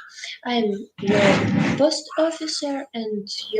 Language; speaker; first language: English; non-native, learner; Ukrainian